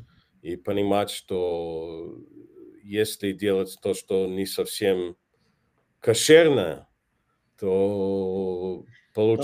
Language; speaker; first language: Russian; non-native, fluent; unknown